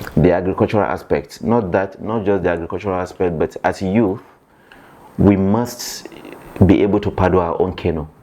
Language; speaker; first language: English; non-native, local second language; Yoruba